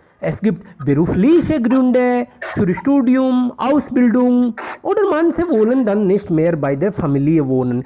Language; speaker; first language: German; non-native, fluent; Hindi